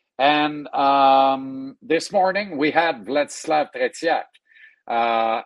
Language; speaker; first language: English; non-native, fluent; French